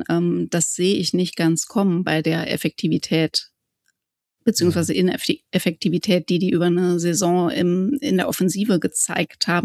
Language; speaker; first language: German; native; German